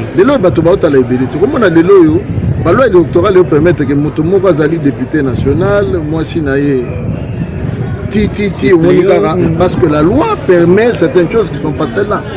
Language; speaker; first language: Lingala; non-native, local second language; Luba-Lulua